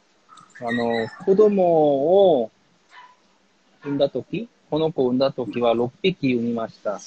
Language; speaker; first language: Japanese; non-native, fluent; Korean